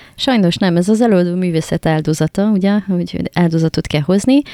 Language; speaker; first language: Hungarian; non-native, fluent; French